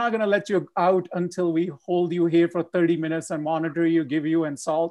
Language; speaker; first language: English; non-native, local second language; Punjabi